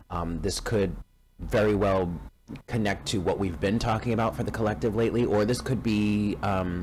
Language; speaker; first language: English; native; English